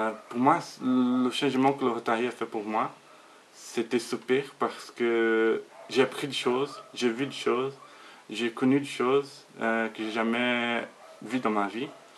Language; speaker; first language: French; non-native, learner; Portuguese